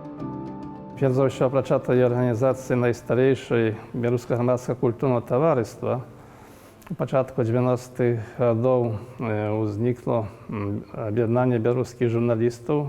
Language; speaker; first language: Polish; non-native, local second language; Belarusian